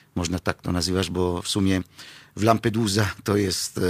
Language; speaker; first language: Polish; non-native, fluent; Italian